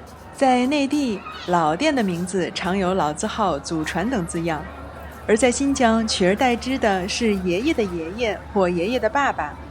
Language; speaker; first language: Chinese; native; Chinese